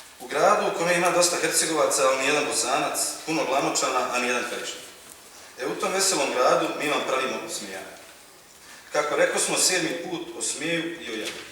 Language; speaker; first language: Bosnian; native; Bosnian